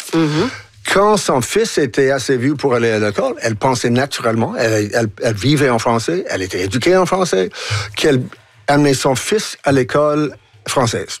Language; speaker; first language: French; non-native, local second language; English